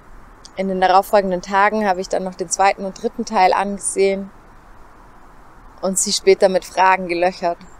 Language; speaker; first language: German; native; German